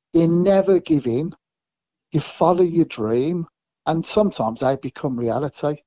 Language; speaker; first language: English; native; English